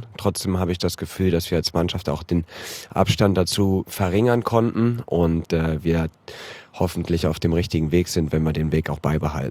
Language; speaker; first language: German; native; German